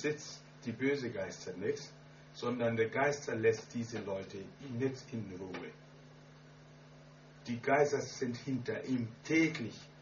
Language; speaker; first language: German; non-native, learner; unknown